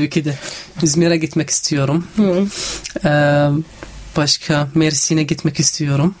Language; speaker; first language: Turkish; non-native, fluent; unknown